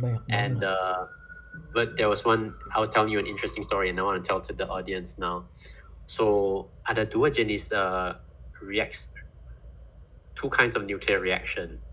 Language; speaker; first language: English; non-native, fluent; Indonesian